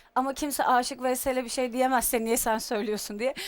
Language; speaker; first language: Turkish; native; Turkish